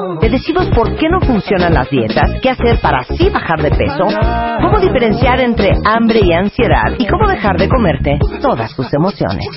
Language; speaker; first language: Spanish; native; Spanish